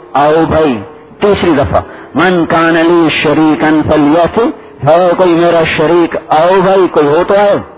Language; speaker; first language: Urdu; non-native, local second language; Saraiki